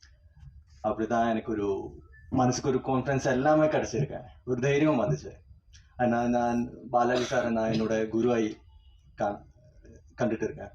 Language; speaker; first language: Tamil; non-native, fluent; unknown